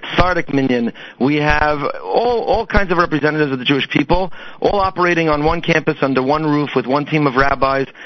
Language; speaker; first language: English; native; English